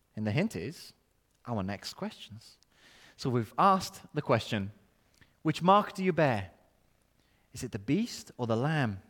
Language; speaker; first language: English; non-native, fluent; Portuguese